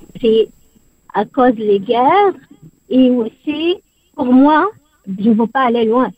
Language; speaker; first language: French; non-native, learner; Arabic